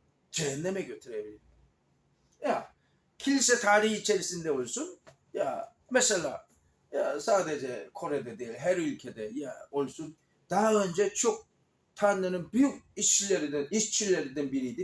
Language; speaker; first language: Turkish; non-native, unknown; Korean